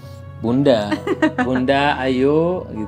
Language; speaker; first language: Indonesian; non-native, fluent; Arabic